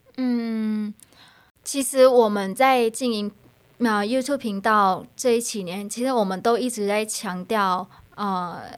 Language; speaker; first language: Chinese; non-native, fluent; Vietnamese